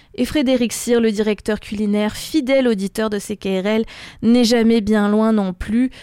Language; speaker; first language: French; native; French